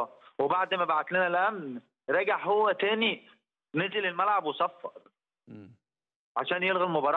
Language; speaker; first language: Arabic; native; Arabic